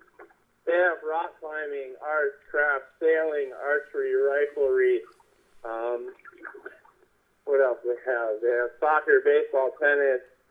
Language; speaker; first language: English; native; English